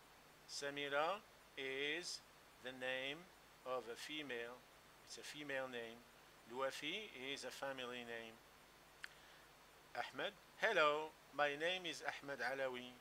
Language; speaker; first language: English; non-native, local second language; Arabic